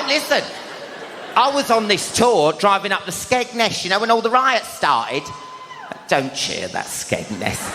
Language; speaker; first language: English; native; English